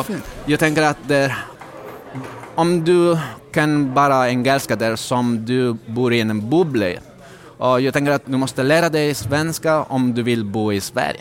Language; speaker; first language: Swedish; non-native, learner; Italian